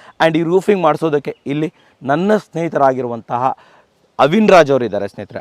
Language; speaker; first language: Kannada; native; Kannada